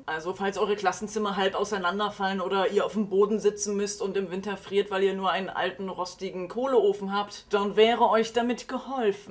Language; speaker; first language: German; native; German